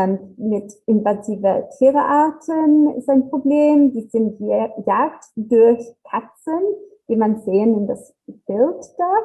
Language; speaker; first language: German; non-native, learner; English